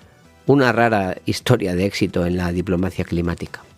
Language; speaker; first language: Spanish; native; Spanish